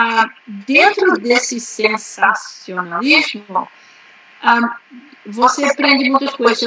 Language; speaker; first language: Portuguese; early bilingual, heritage; Portuguese